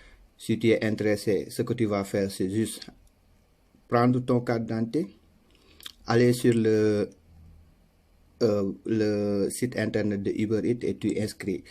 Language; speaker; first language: French; non-native, local second language; Wolof